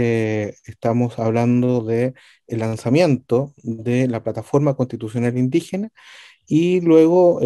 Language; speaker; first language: Spanish; native; Spanish